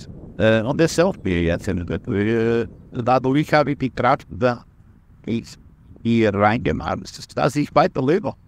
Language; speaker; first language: German; non-native, learner; Portuguese